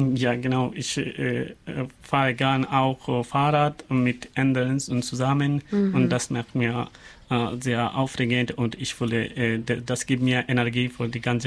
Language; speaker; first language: German; non-native, learner; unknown